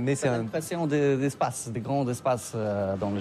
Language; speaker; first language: French; non-native, fluent; Polish